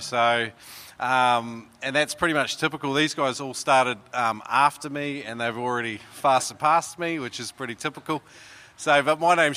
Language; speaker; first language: English; native; English